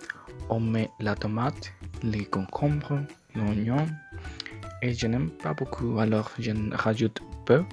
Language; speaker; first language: French; non-native, learner; Spanish